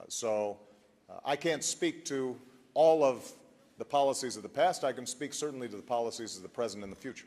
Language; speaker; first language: English; native; English